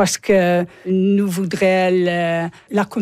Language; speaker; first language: French; non-native, learner; English